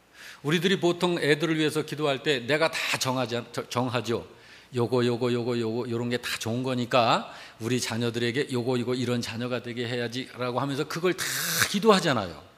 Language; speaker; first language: Korean; native; Korean